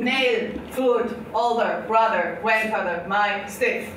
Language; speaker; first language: English; non-native, fluent; German